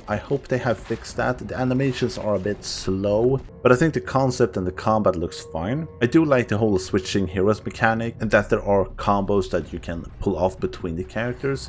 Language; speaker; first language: English; non-native, fluent; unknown